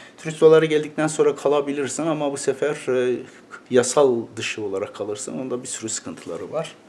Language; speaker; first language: Turkish; native; Turkish